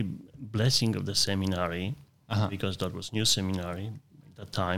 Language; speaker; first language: English; non-native, fluent; Polish